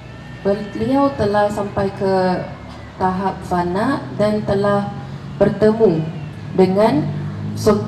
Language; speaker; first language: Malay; non-native, fluent; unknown